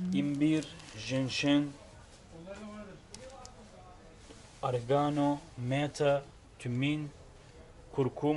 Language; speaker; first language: Russian; non-native, learner; Turkish